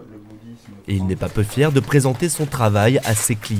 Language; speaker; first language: French; native; French